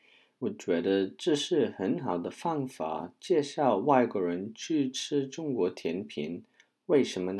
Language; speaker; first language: Chinese; non-native, learner; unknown